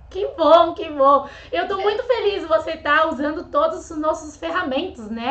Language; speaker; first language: Portuguese; non-native, fluent; Chinese